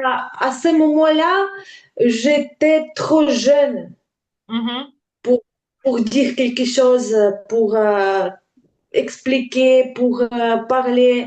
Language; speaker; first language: French; non-native, learner; Ukrainian